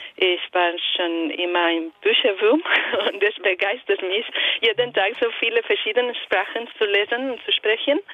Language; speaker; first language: German; non-native, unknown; Italian